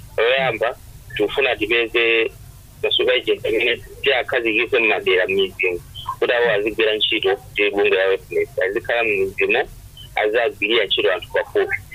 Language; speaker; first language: Nyanja; non-native, local second language; Tumbuka